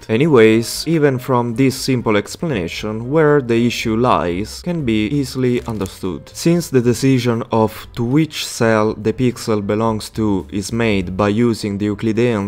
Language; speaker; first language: English; non-native, fluent; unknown